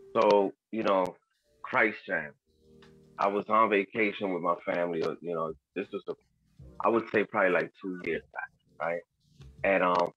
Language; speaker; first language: English; early bilingual, other home language; Spanish